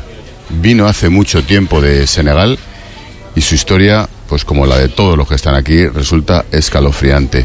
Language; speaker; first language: Spanish; native; Spanish